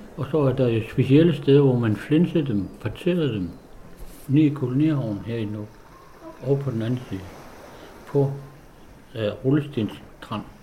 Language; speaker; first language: Danish; non-native, local second language; Kalaallisut